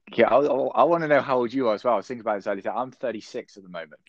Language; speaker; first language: English; native; English